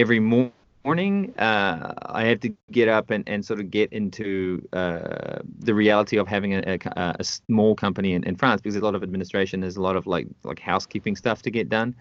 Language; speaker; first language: English; native; English